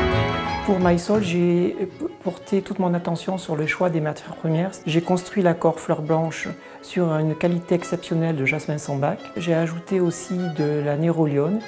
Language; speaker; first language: French; native; French